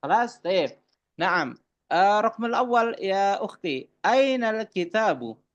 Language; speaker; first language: Arabic; non-native, fluent; Indonesian